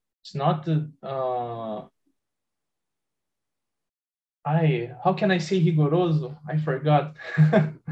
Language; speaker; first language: English; non-native, learner; Portuguese